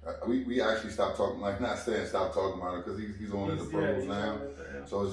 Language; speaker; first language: English; native; English